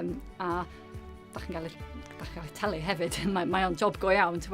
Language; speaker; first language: Welsh; non-native, local second language; English